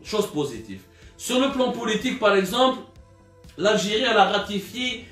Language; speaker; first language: French; non-native, local second language; Arabic